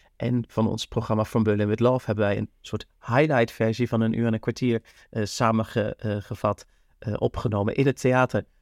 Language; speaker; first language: Dutch; native; Dutch